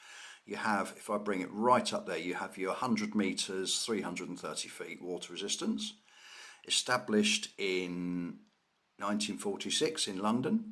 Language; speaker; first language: English; native; English